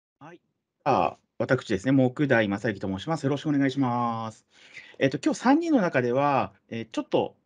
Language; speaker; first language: Japanese; native; Japanese